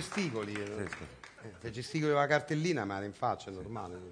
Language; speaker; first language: Italian; native; Italian